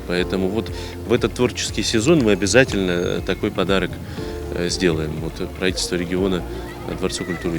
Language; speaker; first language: Russian; native; Russian